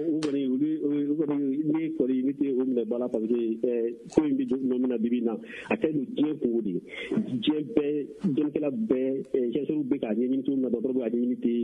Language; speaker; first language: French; non-native, local second language; Bambara